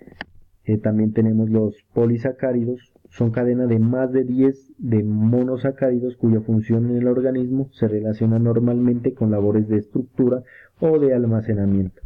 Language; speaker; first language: Spanish; native; Spanish